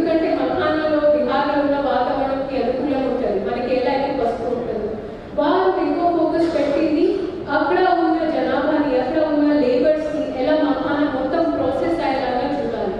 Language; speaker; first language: Telugu; non-native, fluent; Hindi